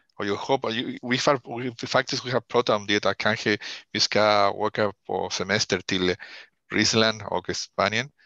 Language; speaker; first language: Swedish; non-native, learner; Spanish